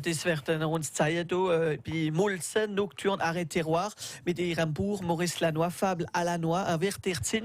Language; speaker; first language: German; native; German